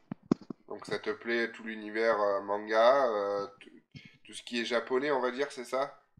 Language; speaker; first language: French; native; French